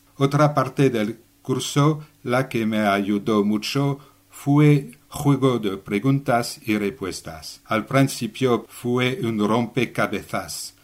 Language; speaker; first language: Spanish; non-native, learner; French